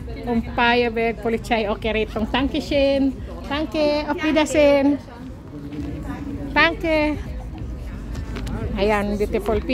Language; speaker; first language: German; non-native, learner; Filipino